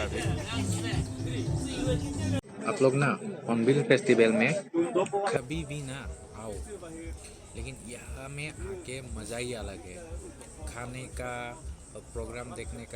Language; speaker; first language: Hindi; non-native, local second language; Assamese